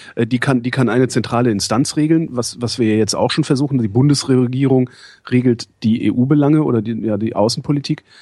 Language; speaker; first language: German; native; German